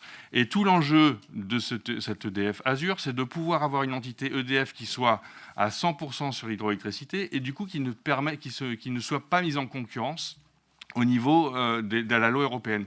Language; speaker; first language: French; native; French